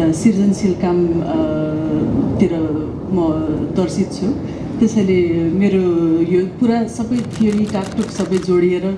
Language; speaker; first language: Nepali; early bilingual, other home language; English